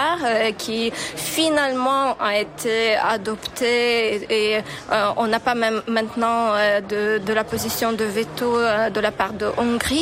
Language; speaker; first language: French; non-native, fluent; Ukrainian